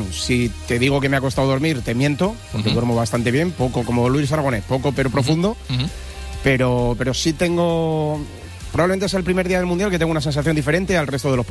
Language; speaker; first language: Spanish; native; Spanish